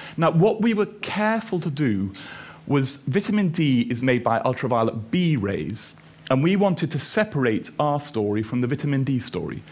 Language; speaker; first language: English; native; English